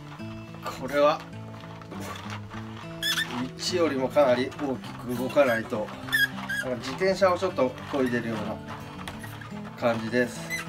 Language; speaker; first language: Japanese; native; Japanese